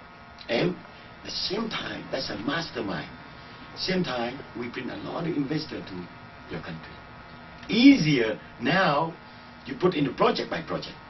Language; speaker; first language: English; non-native, learner; Vietnamese